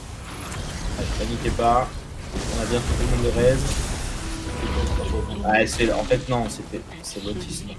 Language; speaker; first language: French; native; French